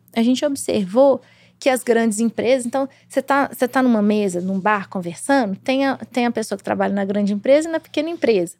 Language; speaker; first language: Portuguese; native; Portuguese